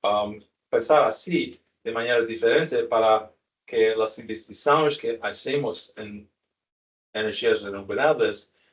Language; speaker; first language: Portuguese; non-native, learner; Spanish